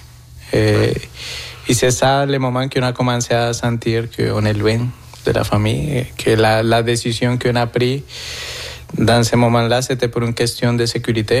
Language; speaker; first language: French; non-native, fluent; Spanish